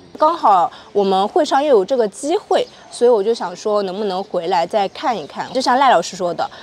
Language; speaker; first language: Chinese; native; Chinese